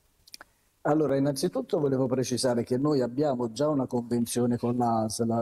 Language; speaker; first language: Italian; native; Italian